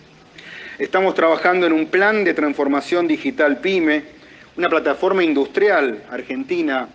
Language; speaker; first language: Spanish; native; Spanish